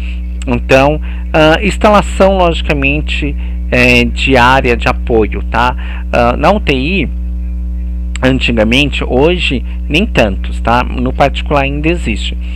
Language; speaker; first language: Portuguese; native; Portuguese